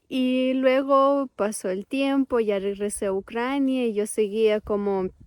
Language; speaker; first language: Spanish; non-native, fluent; Ukrainian